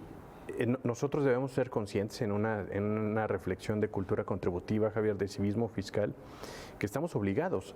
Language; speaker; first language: Spanish; native; Spanish